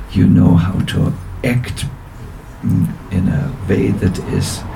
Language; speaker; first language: English; non-native, fluent; German